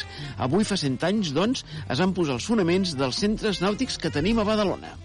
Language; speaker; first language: Catalan; native; Catalan